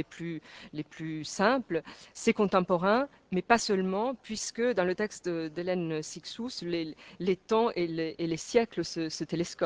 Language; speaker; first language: French; native; French